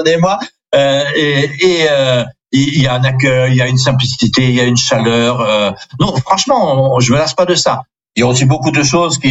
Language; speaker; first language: French; non-native, local second language; Swiss German